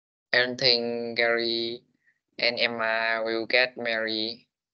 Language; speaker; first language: English; non-native, learner; Vietnamese